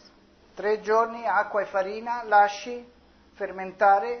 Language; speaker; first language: Spanish; non-native, learner; Italian